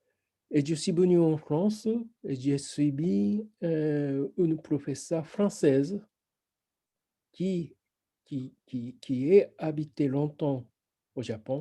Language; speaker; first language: French; non-native, fluent; Japanese